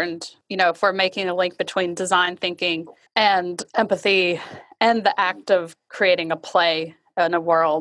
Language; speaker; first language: English; native; English